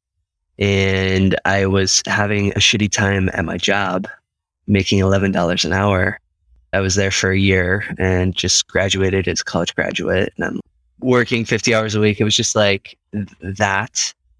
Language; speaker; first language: English; native; English